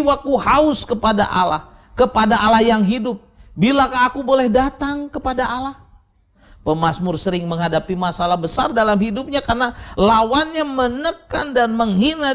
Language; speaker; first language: Indonesian; native; Indonesian